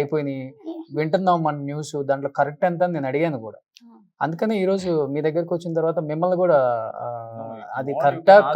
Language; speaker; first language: Telugu; native; Telugu